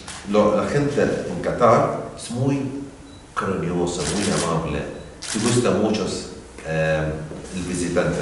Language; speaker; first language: Spanish; non-native, learner; Arabic